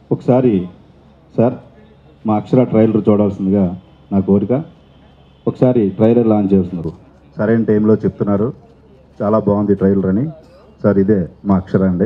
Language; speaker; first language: Telugu; native; Telugu